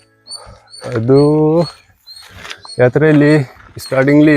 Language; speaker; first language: Kannada; non-native, local second language; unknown